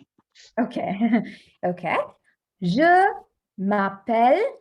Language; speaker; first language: French; non-native, fluent; Sinhala